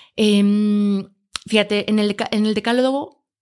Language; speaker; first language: Spanish; native; Spanish